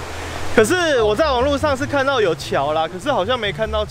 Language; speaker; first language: Chinese; native; Chinese